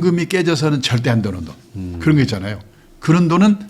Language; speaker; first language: Korean; native; Korean